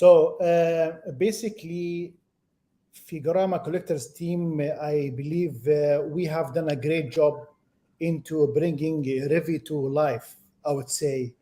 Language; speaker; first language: English; non-native, fluent; Arabic